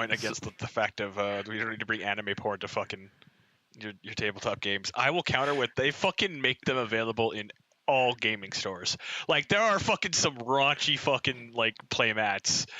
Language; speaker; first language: English; native; English